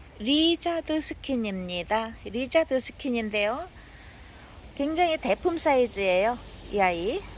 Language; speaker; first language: Korean; native; Korean